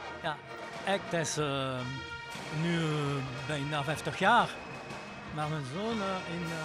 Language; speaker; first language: Dutch; non-native, local second language; French